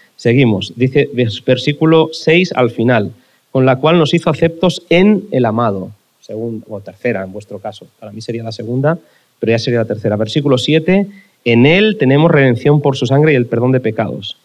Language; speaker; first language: Spanish; native; Spanish